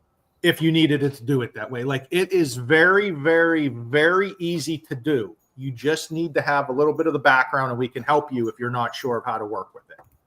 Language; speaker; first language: English; native; English